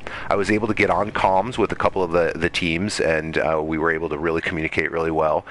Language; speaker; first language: English; native; English